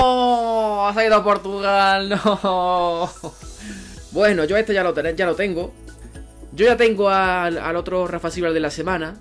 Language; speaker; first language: Spanish; native; Spanish